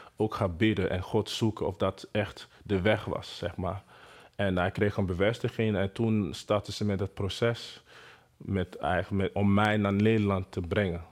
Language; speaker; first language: Dutch; non-native, fluent; Bini